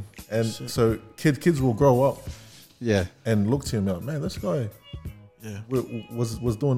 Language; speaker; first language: English; native; English